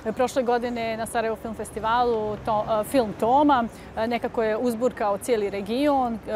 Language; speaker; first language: Serbian; native; Serbian